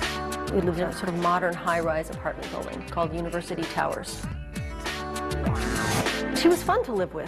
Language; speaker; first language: English; native; English